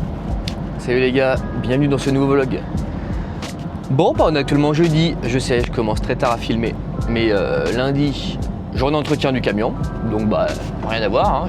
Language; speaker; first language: French; native; French